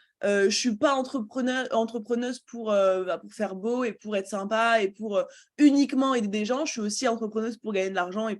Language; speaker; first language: French; native; French